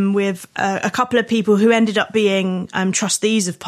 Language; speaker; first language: English; native; English